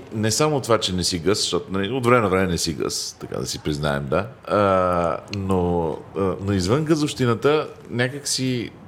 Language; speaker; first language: Bulgarian; native; Bulgarian